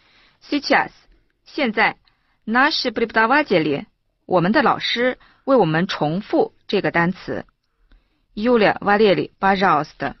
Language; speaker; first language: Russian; non-native, fluent; Chinese